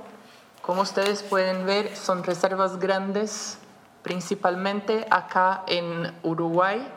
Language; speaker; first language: Spanish; non-native, fluent; Portuguese